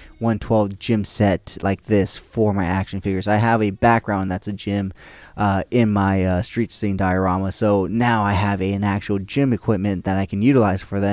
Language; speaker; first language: English; native; English